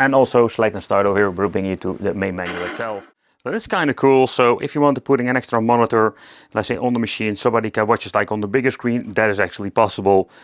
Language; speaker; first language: English; non-native, fluent; Dutch